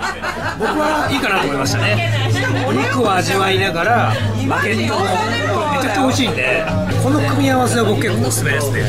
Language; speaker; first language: Japanese; native; Japanese